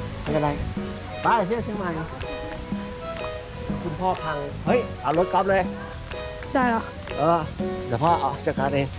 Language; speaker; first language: Thai; native; Thai